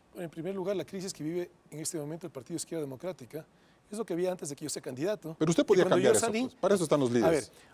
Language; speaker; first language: Spanish; native; Spanish